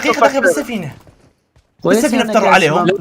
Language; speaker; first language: Arabic; native; Arabic